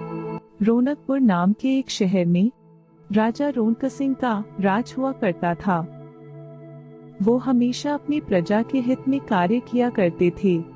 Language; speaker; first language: Hindi; native; Hindi